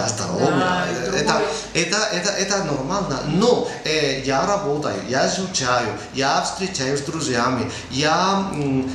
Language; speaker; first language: Russian; non-native, learner; Spanish